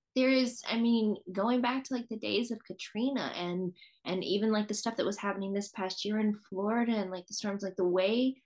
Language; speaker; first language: English; native; English